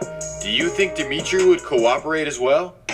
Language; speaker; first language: English; native; English